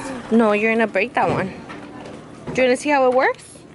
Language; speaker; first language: English; early bilingual, other home language; Spanish